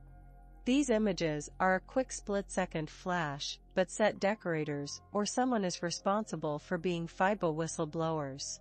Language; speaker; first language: English; non-native, fluent; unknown